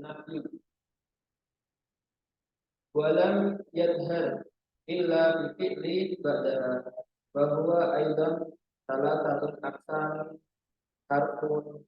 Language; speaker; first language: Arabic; non-native, learner; Indonesian